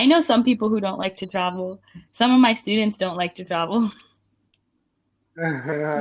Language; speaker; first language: English; non-native, fluent; Spanish